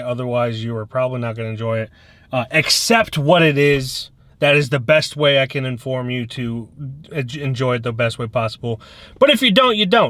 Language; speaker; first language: English; native; English